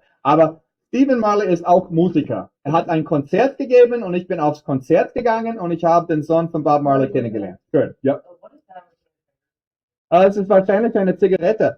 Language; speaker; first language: German; non-native, fluent; English